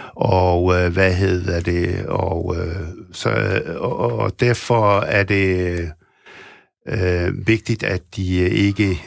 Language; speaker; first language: Danish; early bilingual, other home language; Arabic